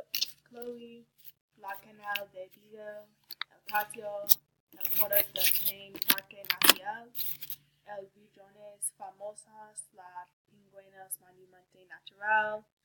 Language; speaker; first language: Spanish; non-native, learner; English